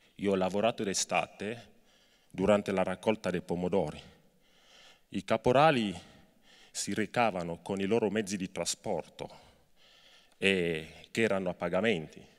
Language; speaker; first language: Italian; non-native, fluent; French